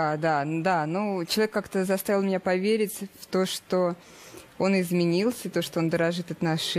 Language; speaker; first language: Russian; native; Russian